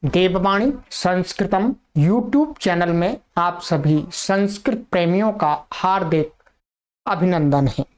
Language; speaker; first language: Hindi; native; Hindi